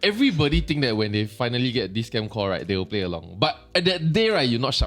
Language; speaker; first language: English; native; English